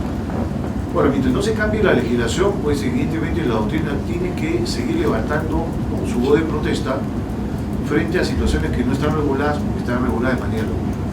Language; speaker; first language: Spanish; native; Spanish